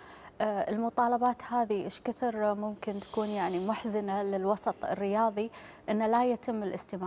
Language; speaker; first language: Arabic; native; Arabic